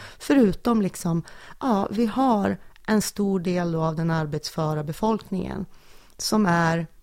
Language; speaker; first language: Swedish; native; Swedish